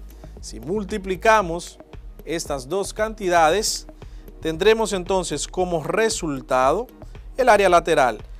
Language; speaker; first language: Spanish; native; Spanish